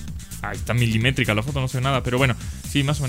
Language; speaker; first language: Spanish; native; Spanish